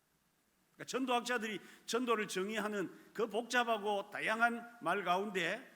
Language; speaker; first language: Korean; native; Korean